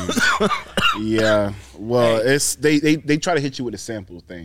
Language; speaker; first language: English; native; English